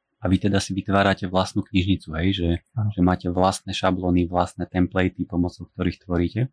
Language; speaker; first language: Slovak; native; Slovak